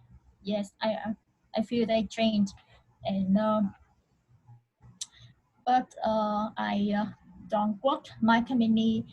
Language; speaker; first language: English; non-native, learner; Vietnamese